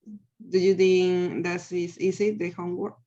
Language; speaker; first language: English; non-native, learner; Spanish